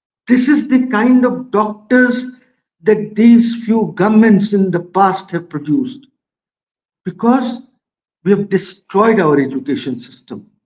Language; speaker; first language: English; non-native, local second language; Bangla